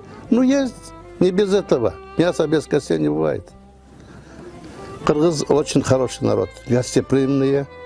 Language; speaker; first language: Russian; non-native, local second language; Turkish